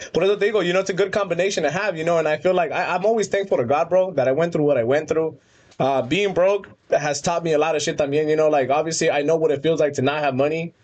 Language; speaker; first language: English; early bilingual, other home language; Spanish